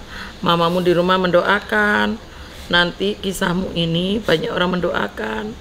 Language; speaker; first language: Indonesian; native; Indonesian